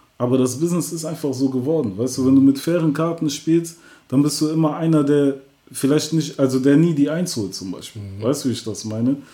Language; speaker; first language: German; early bilingual, other home language; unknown